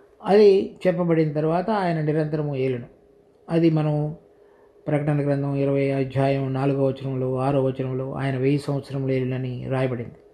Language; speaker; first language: Telugu; native; Telugu